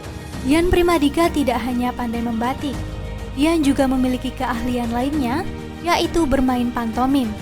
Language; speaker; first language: Indonesian; native; Indonesian